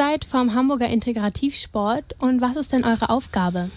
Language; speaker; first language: German; native; German